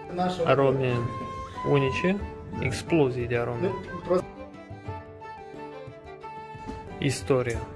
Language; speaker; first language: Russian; non-native, local second language; Romanian